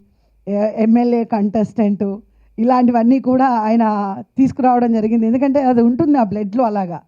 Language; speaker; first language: Telugu; native; Telugu